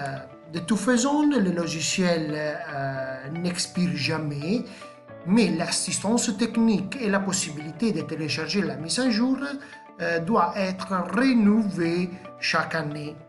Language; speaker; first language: French; non-native, fluent; Italian